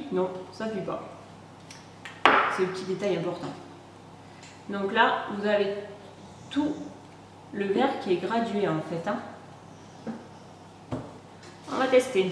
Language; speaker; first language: French; native; French